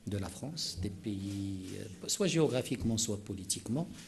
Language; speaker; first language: French; non-native, local second language; Arabic